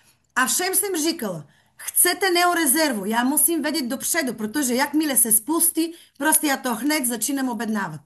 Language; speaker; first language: Czech; non-native, fluent; Bulgarian